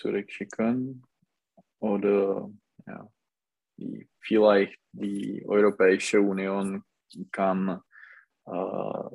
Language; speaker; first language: German; non-native, learner; Czech